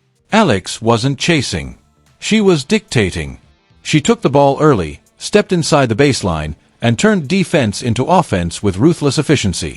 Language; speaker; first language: English; native; English